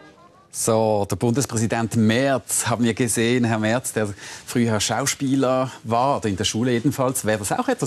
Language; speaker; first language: German; native; German